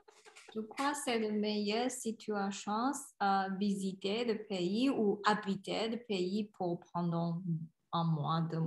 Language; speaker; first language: French; non-native, learner; Chinese